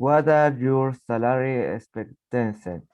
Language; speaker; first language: English; non-native, learner; Spanish